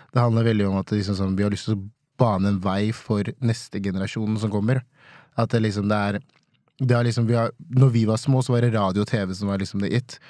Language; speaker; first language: Norwegian; non-native, fluent; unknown